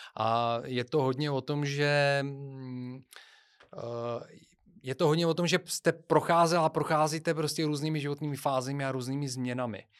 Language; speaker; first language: Czech; non-native, fluent; Bulgarian